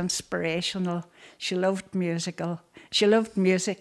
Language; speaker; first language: English; native; English